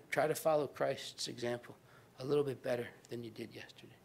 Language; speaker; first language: English; native; English